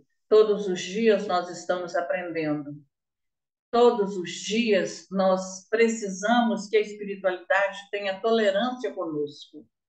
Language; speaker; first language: Portuguese; native; Portuguese